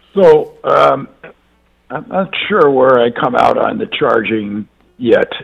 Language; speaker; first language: English; native; English